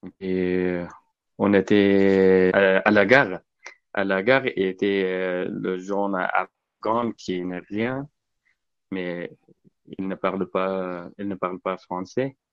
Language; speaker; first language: French; non-native, learner; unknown